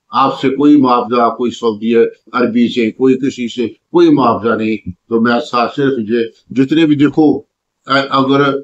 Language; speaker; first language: Urdu; non-native, local second language; Punjabi